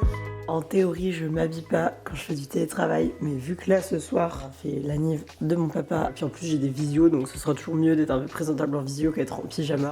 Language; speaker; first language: French; native; French